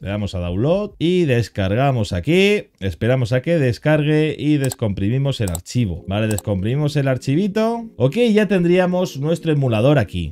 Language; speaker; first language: Spanish; native; Spanish